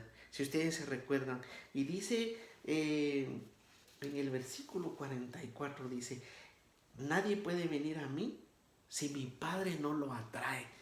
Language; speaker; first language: Spanish; native; Spanish